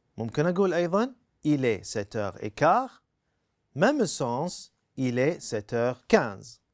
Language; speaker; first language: French; non-native, fluent; Arabic